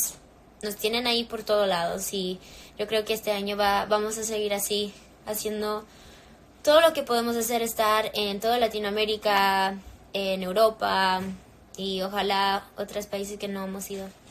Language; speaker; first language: Spanish; early bilingual, heritage; English